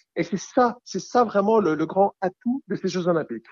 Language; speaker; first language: French; native; French